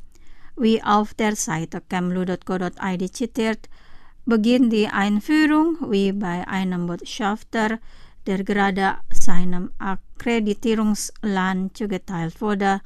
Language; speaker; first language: German; non-native, fluent; Indonesian